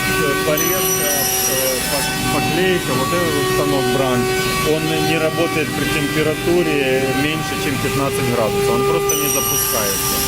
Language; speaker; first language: Russian; non-native, local second language; Ukrainian